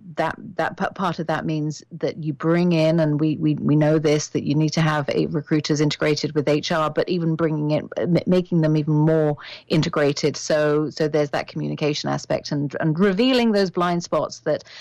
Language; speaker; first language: English; native; English